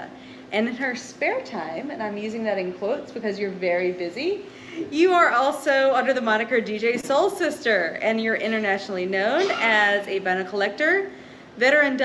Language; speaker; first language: English; native; English